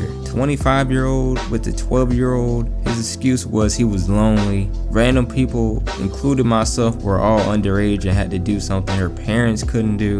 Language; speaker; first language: English; native; English